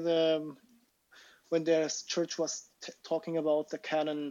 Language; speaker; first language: English; non-native, fluent; German